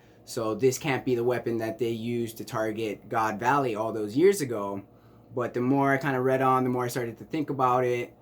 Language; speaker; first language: English; native; English